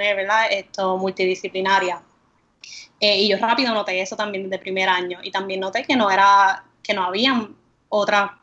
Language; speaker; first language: Spanish; native; Spanish